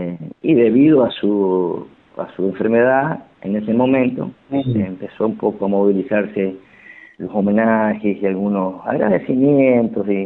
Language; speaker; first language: Spanish; native; Spanish